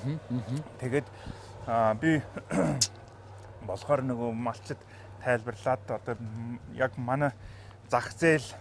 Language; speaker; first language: Mongolian; non-native, fluent; English